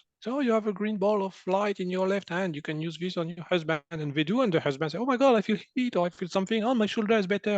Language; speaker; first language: English; non-native, fluent; French